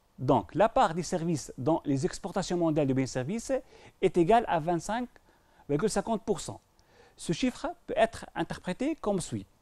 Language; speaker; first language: French; non-native, local second language; Arabic